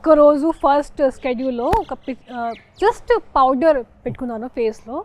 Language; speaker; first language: Telugu; non-native, fluent; Hindi